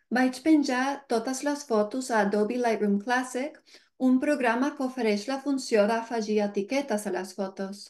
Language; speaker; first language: Catalan; non-native, fluent; English